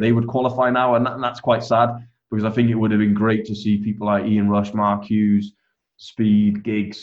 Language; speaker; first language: English; native; English